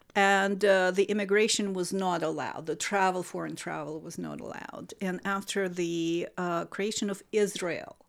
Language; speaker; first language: English; non-native, fluent; Russian